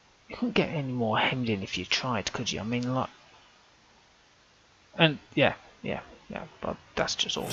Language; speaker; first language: English; native; English